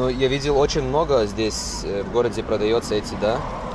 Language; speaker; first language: Russian; non-native, learner; Lithuanian